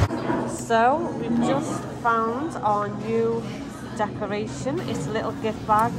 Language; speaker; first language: English; native; English